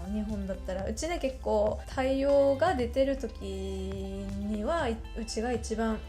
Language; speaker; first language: Japanese; non-native, fluent; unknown